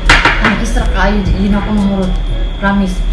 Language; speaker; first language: Filipino; non-native, local second language; Cebuano